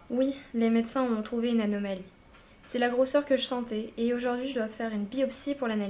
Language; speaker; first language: French; native; French